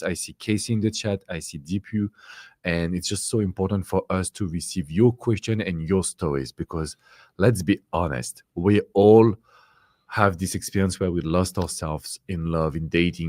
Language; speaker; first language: English; non-native, fluent; French